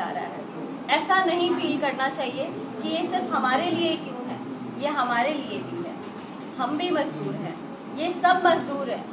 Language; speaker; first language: Hindi; native; Hindi